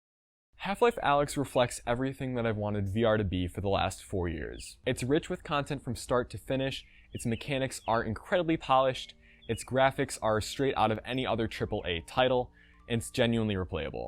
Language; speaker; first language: English; native; English